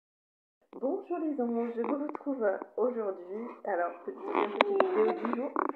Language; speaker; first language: French; native; French